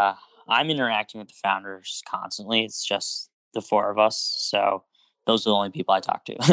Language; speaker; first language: English; native; English